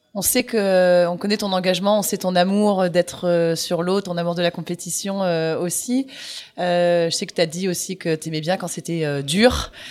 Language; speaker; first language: French; native; French